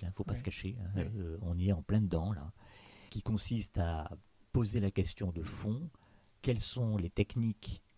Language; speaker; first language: French; native; French